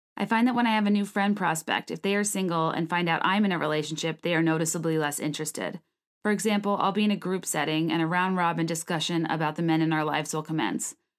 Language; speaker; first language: English; native; English